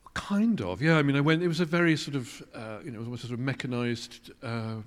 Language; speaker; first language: English; native; English